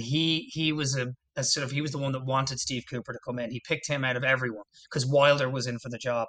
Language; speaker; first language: English; native; English